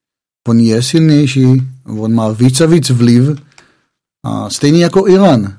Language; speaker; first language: Czech; non-native, fluent; Hebrew